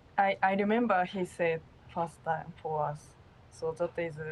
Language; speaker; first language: English; non-native, learner; Japanese